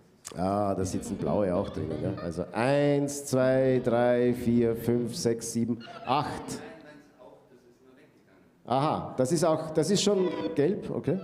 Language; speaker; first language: German; native; German